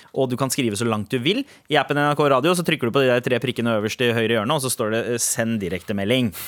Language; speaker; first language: Norwegian; native; Norwegian